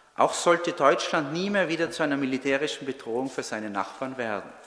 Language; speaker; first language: German; native; German